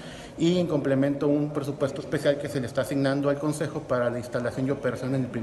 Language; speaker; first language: Spanish; native; Spanish